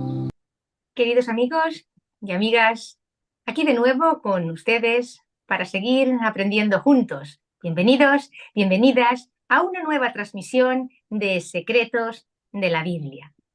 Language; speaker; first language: Spanish; native; Spanish